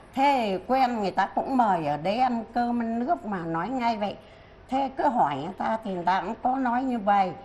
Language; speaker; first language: Vietnamese; early bilingual, heritage; Vietnamese